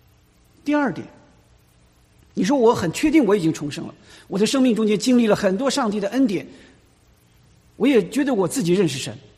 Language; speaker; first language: Chinese; native; Chinese